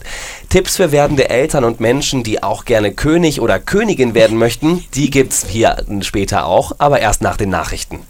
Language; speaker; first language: German; native; German